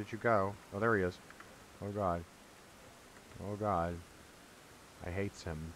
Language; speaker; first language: English; native; English